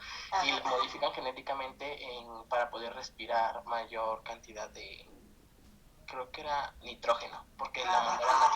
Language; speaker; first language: Spanish; native; Spanish